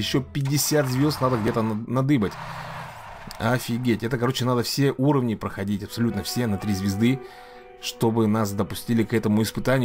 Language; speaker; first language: Russian; native; Russian